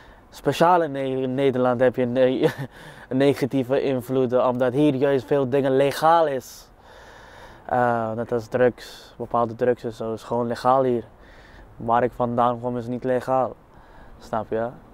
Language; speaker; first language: Dutch; non-native, fluent; English